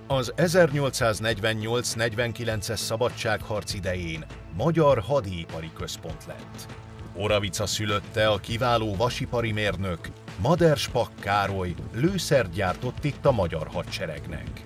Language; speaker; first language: Hungarian; native; Hungarian